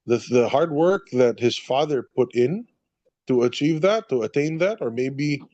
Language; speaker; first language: English; non-native, local second language; Filipino